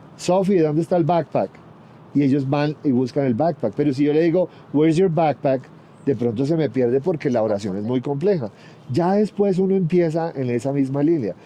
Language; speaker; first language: Spanish; native; Spanish